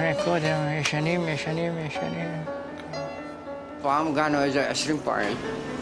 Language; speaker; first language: Hebrew; non-native, fluent; Arabic